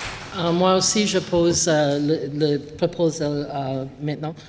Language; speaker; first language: French; non-native, local second language; English